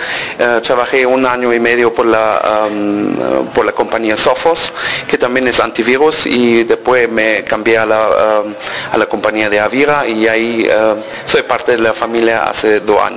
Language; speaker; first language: Spanish; early bilingual, heritage; Spanish